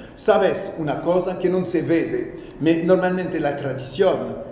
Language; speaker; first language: Spanish; non-native, learner; French